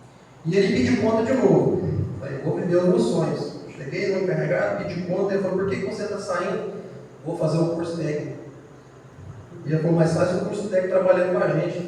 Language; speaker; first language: Portuguese; native; Portuguese